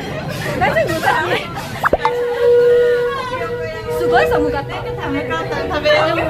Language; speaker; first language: Japanese; non-native, learner; Lao